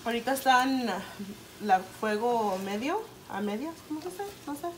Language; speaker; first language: Spanish; early bilingual, other home language; English